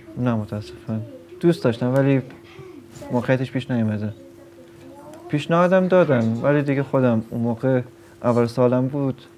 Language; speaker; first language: Persian; non-native, local second language; Kurdish